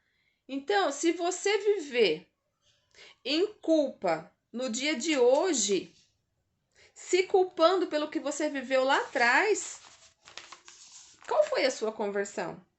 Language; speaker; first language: Portuguese; native; Portuguese